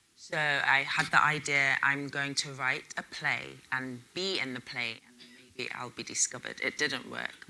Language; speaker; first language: English; native; English